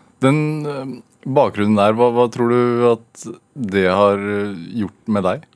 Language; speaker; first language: Norwegian; native; Norwegian